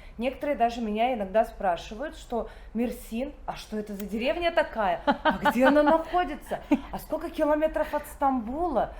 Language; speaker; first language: Russian; native; Russian